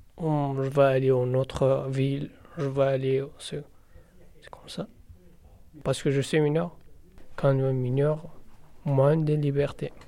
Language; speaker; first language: French; non-native, learner; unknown